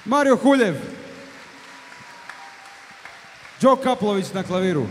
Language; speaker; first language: Croatian; native; Croatian